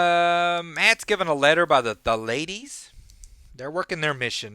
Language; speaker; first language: English; native; English